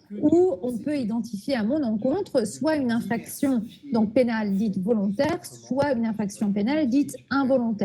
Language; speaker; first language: French; native; French